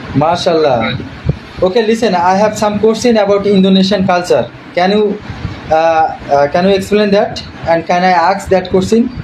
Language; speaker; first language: English; non-native, learner; Bangla